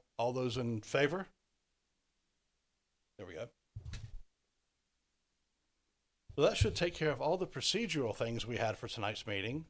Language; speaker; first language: English; native; English